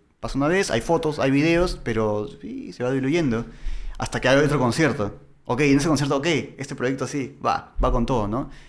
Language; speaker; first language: Spanish; native; Spanish